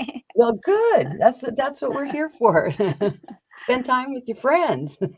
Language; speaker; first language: English; native; English